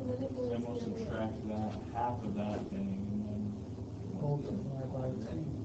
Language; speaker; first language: English; native; English